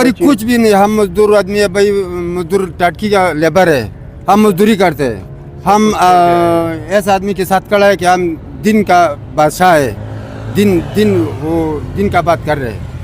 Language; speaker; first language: Hindi; non-native, local second language; Pashto